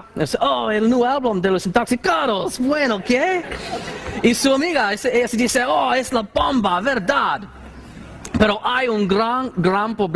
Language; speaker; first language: Spanish; non-native, learner; English